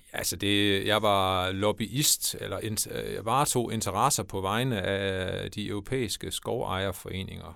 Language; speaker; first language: Danish; native; Danish